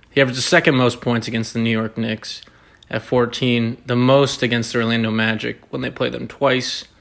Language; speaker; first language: English; native; English